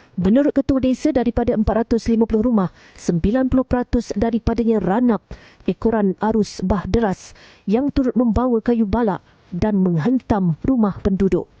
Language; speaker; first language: Malay; native; Malay